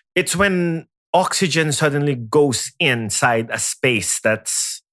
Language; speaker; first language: English; non-native, local second language; Filipino